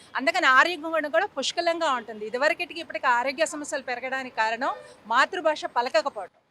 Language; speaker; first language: Telugu; native; Telugu